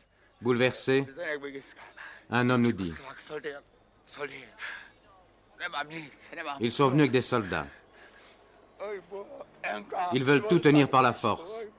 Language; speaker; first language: French; native; French